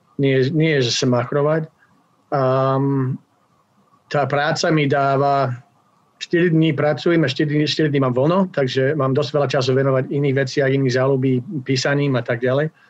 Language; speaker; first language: Slovak; non-native, fluent; English